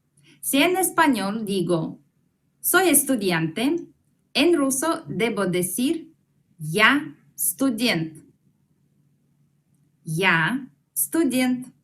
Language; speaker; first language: Spanish; non-native, fluent; Russian